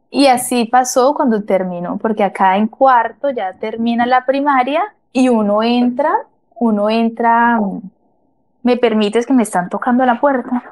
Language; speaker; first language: Spanish; native; Spanish